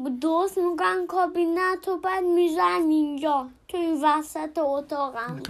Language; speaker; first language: Persian; early bilingual, heritage; Persian